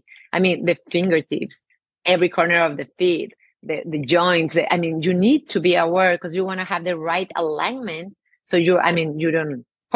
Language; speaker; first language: English; non-native, fluent; Spanish